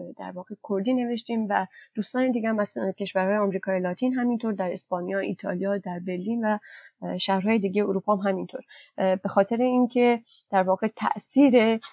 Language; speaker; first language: Persian; non-native, local second language; Kurdish